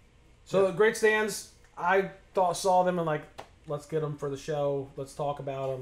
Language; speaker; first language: English; native; English